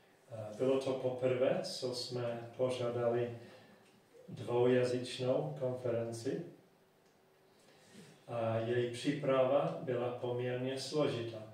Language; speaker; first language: Czech; non-native, fluent; English